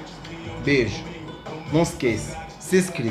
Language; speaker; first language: Portuguese; non-native, learner; Haitian Creole